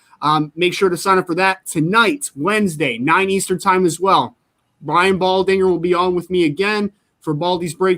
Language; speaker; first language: English; native; English